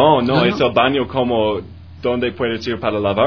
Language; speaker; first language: Spanish; non-native, learner; English